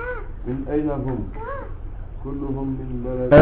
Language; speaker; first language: Arabic; non-native, learner; French